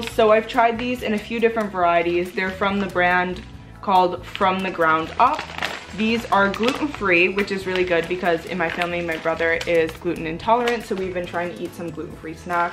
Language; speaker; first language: English; native; English